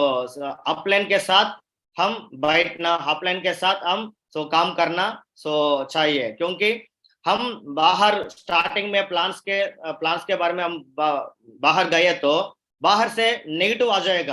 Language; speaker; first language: Hindi; non-native, local second language; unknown